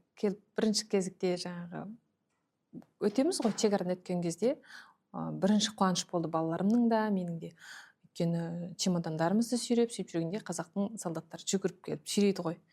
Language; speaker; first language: Kazakh; early bilingual, heritage; Kazakh